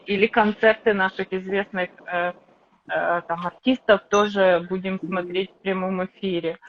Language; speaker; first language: Russian; native; Russian